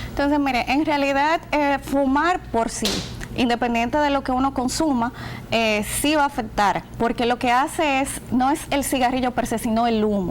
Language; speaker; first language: Spanish; native; Spanish